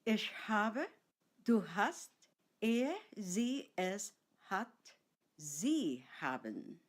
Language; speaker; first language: German; non-native, fluent; Filipino